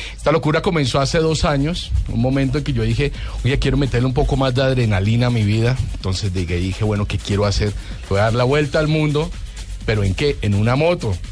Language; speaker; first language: Spanish; native; Spanish